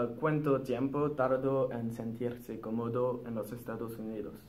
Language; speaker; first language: Spanish; non-native, learner; English